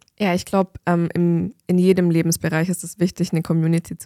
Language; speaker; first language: German; native; German